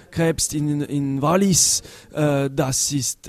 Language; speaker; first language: German; non-native, local second language; French